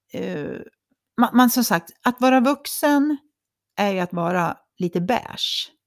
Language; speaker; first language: Swedish; native; Swedish